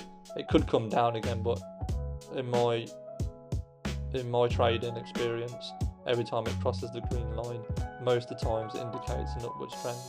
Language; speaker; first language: English; native; English